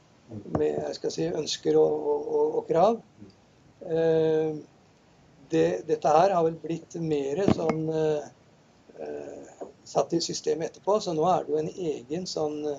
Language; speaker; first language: Norwegian; native; Norwegian